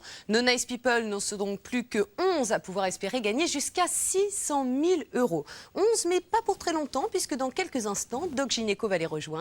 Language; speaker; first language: French; native; French